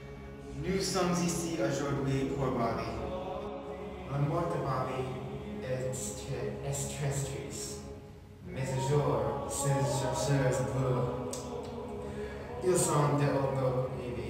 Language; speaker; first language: French; non-native, learner; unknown